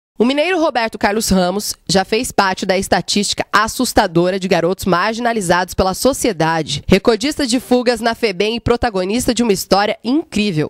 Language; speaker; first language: Portuguese; native; Portuguese